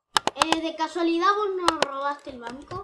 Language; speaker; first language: Spanish; native; Spanish